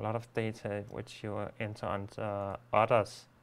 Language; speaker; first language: English; non-native, fluent; Danish